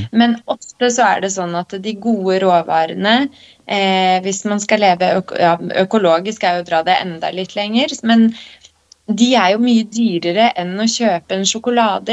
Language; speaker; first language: Norwegian; early bilingual, other home language; Polish